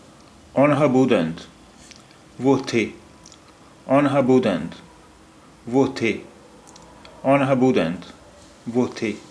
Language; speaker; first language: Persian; non-native, fluent; Urdu